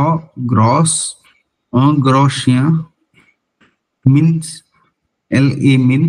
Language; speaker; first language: French; non-native, learner; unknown